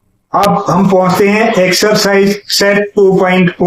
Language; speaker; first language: Hindi; native; Hindi